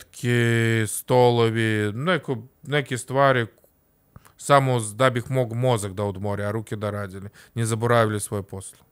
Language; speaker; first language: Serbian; non-native, learner; Russian